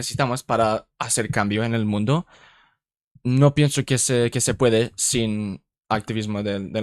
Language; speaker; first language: Spanish; non-native, learner; English